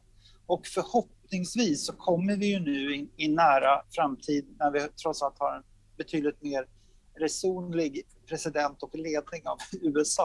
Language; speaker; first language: Swedish; native; Swedish